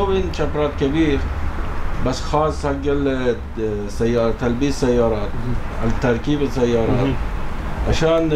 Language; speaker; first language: Arabic; non-native, learner; Persian